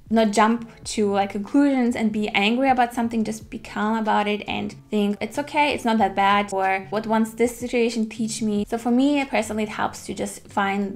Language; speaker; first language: English; non-native, fluent; German